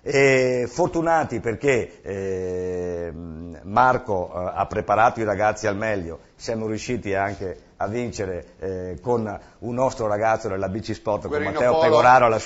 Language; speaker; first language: Italian; native; Italian